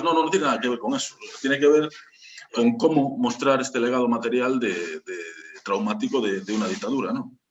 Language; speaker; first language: Spanish; native; Spanish